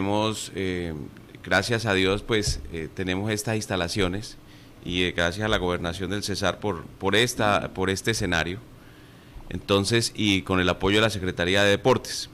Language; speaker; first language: Spanish; native; Spanish